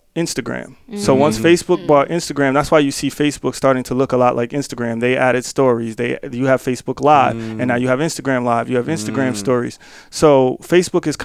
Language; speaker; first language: English; native; English